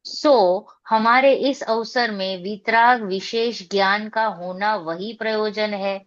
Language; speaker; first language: Hindi; non-native, local second language; Gujarati